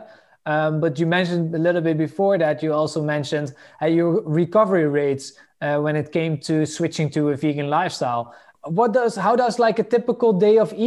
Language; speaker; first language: English; non-native, fluent; Dutch